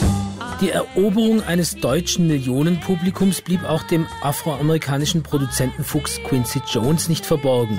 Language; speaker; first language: German; native; German